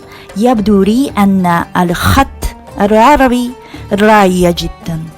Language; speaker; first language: Arabic; non-native, learner; Japanese